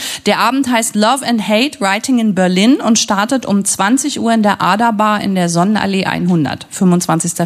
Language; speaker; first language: German; native; German